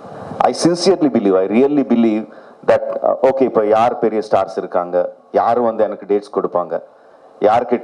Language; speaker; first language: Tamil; non-native, local second language; Telugu